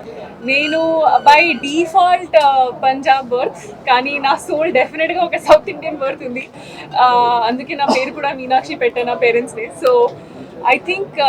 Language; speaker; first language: Telugu; non-native, local second language; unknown